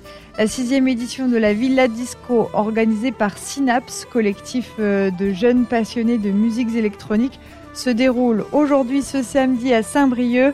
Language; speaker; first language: French; native; French